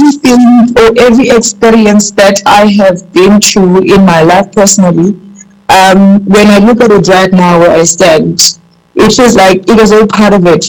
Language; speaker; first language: English; non-native, local second language; Xhosa